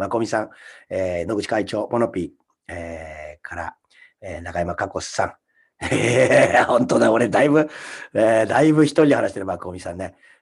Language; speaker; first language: Japanese; native; Japanese